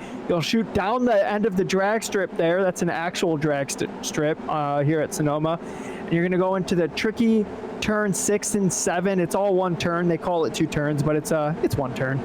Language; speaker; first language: English; native; English